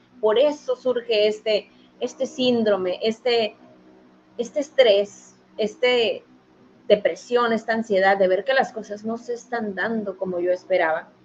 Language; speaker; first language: Spanish; native; Spanish